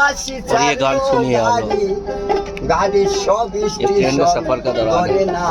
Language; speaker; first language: Hindi; non-native, local second language; Bangla